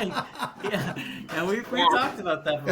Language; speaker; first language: English; native; English